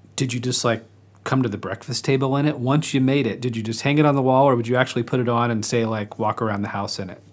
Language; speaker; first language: English; native; English